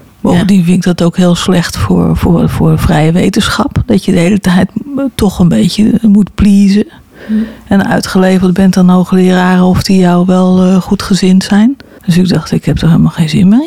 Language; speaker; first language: Dutch; native; Dutch